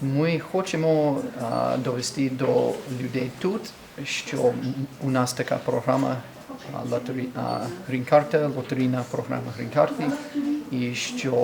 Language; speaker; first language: Ukrainian; non-native, learner; English